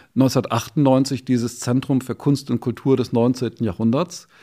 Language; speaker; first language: German; native; German